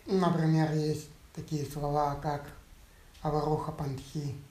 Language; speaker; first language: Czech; non-native, learner; Russian